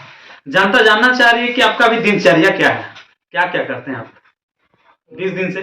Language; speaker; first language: Hindi; native; Hindi